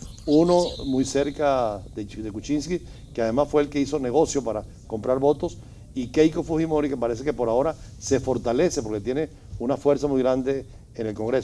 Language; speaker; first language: Spanish; native; Spanish